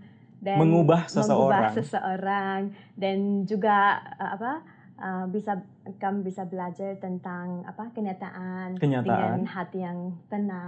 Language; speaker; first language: Indonesian; non-native, learner; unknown